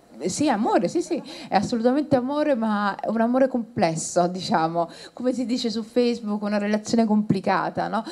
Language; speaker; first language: Italian; early bilingual, other home language; Somali